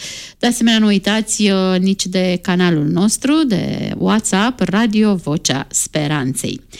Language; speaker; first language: Romanian; native; Romanian